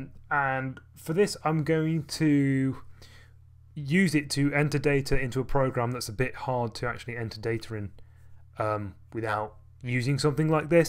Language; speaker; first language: English; native; English